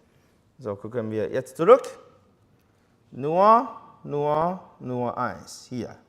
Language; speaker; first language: German; non-native, learner; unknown